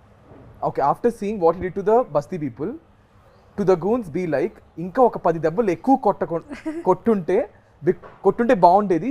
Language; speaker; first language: Telugu; native; Telugu